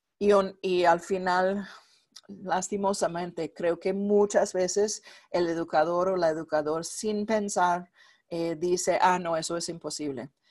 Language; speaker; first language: Spanish; non-native, fluent; English